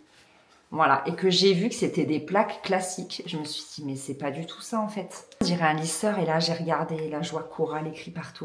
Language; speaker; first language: French; native; French